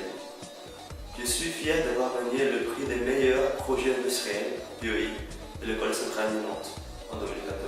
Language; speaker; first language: French; non-native, fluent; Portuguese